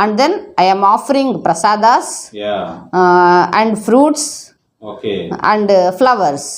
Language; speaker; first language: English; non-native, learner; Telugu